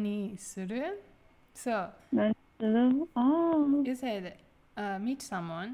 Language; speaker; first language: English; non-native, fluent; Japanese